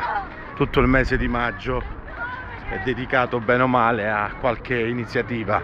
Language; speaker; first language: Italian; native; Italian